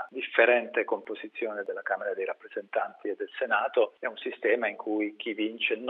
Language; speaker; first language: Italian; native; Italian